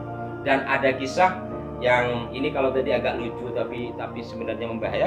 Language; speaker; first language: Indonesian; native; Indonesian